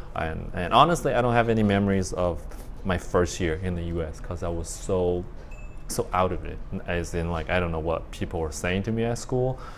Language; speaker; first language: English; early bilingual, other home language; Chinese